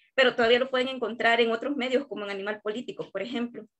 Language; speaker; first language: Spanish; native; Spanish